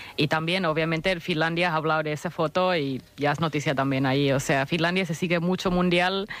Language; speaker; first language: Spanish; non-native, fluent; Finnish